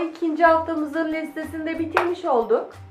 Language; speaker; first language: Turkish; native; Turkish